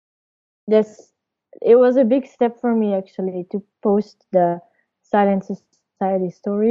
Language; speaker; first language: English; non-native, fluent; Dutch